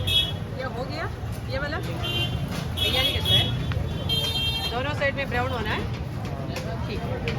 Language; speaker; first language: Hindi; non-native, local second language; Malayalam